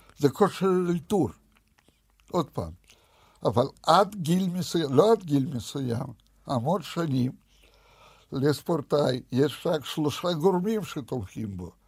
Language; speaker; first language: Hebrew; non-native, fluent; Russian